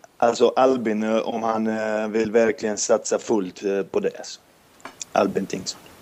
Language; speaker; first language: Swedish; non-native, fluent; Serbian